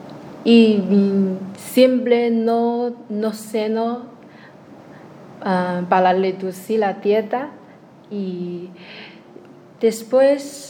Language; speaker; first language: Spanish; non-native, learner; Chinese